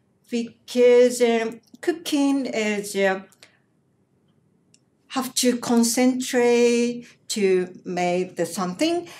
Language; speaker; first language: English; non-native, learner; Japanese